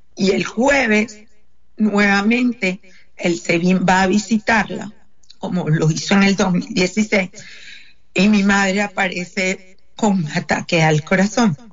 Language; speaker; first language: Spanish; native; Spanish